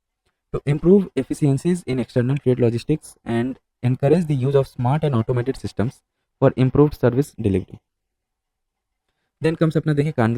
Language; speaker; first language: English; non-native, local second language; Hindi